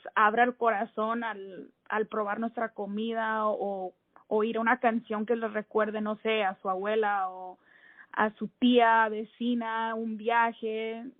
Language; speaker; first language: Spanish; early bilingual, other home language; English